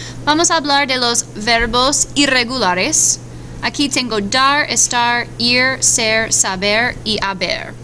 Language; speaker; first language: Spanish; non-native, fluent; English